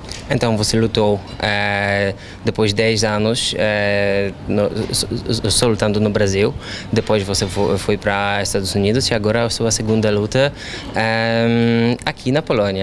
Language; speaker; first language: Portuguese; non-native, fluent; Polish